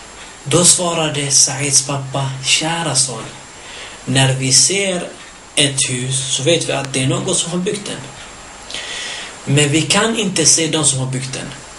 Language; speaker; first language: Swedish; early bilingual, other home language; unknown